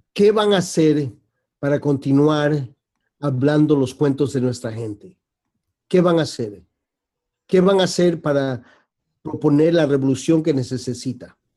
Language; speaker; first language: Spanish; early bilingual, heritage; Spanish